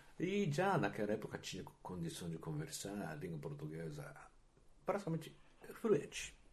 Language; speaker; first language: Portuguese; non-native, fluent; Japanese